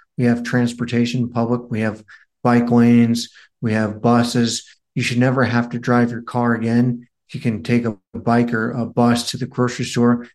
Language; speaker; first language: English; native; English